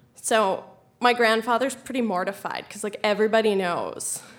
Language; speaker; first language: English; native; English